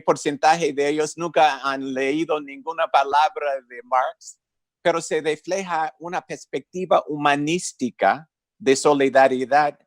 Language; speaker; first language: Spanish; non-native, fluent; English